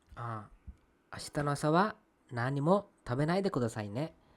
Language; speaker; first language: Japanese; non-native, fluent; Kannada